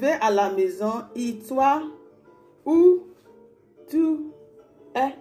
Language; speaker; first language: French; non-native, learner; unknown